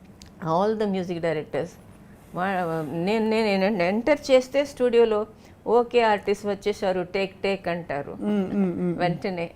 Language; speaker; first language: Telugu; non-native, local second language; Tamil